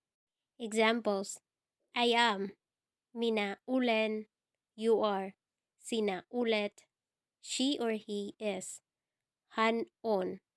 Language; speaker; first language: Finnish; non-native, fluent; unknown